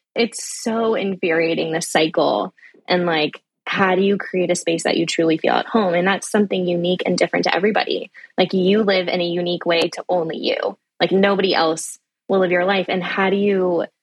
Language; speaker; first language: English; native; English